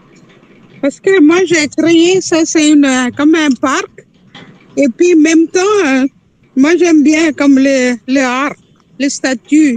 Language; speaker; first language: French; non-native, local second language; Tamil